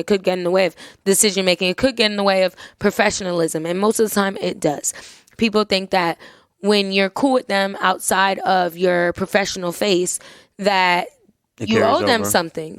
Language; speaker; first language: English; native; English